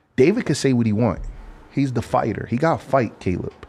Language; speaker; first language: English; native; English